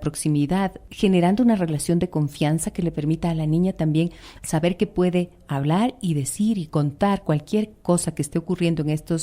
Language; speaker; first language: Spanish; native; Spanish